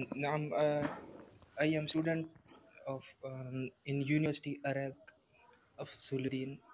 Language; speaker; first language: English; non-native, fluent; Arabic